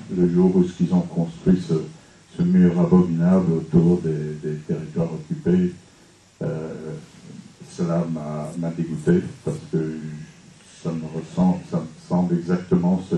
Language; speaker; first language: French; non-native, fluent; English